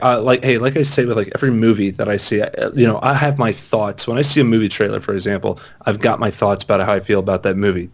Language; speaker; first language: English; native; English